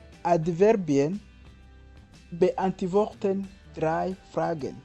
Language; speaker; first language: German; non-native, fluent; Kinyarwanda